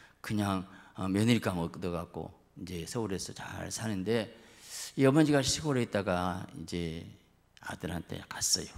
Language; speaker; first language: Korean; native; Korean